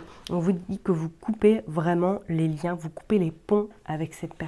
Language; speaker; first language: French; native; French